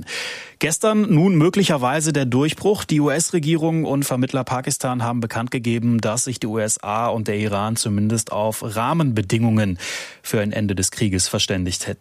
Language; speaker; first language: German; native; German